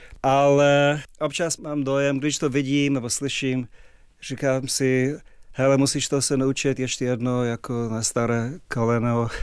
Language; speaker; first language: Czech; non-native, fluent; English